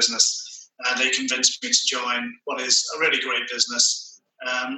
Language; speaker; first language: English; native; English